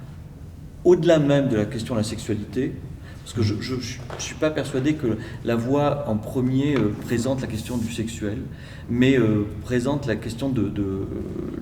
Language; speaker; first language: French; native; French